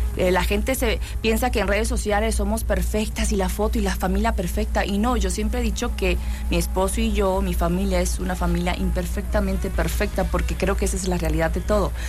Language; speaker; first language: Spanish; early bilingual, heritage; Spanish